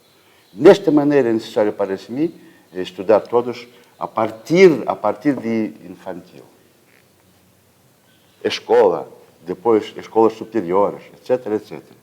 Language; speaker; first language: Portuguese; non-native, fluent; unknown